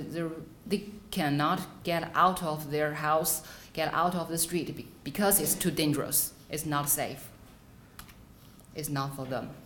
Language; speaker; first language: English; non-native, fluent; Chinese